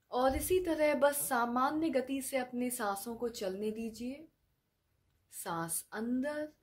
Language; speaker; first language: Hindi; native; Hindi